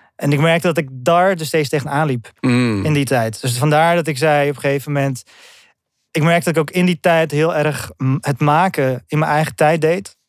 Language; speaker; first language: Dutch; early bilingual, other home language; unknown